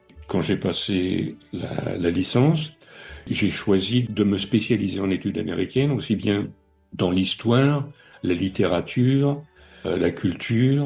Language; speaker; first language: French; native; French